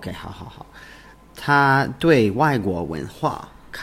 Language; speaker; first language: Chinese; non-native, learner; English